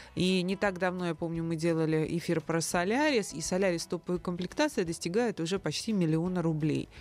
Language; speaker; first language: Russian; native; Russian